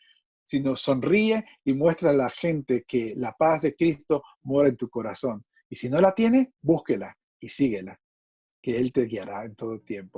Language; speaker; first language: Spanish; native; Spanish